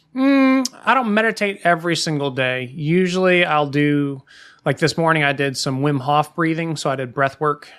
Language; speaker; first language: English; native; English